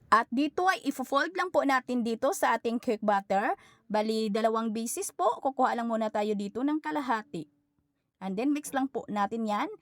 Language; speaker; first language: Filipino; non-native, local second language; Cebuano